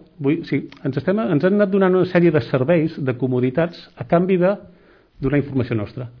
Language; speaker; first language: Catalan; native; Catalan